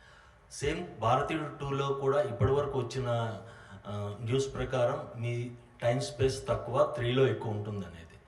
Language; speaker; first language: Telugu; native; Telugu